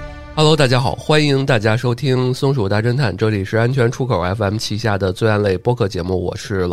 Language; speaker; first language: Chinese; native; Chinese